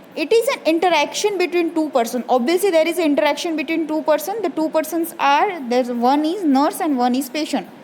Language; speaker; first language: English; non-native, local second language; Gujarati